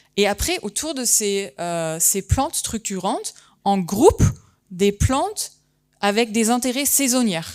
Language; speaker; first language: French; non-native, fluent; German